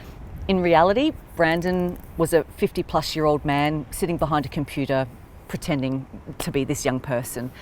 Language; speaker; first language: English; native; English